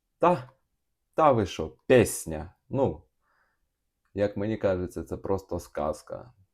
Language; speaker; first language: Ukrainian; non-native, local second language; Russian